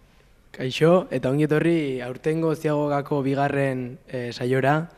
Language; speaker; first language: Basque; native; Basque